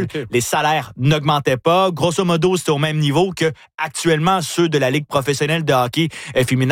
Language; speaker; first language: French; native; French